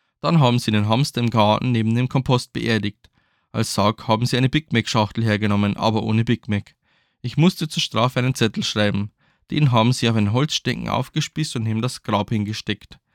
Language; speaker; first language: German; native; German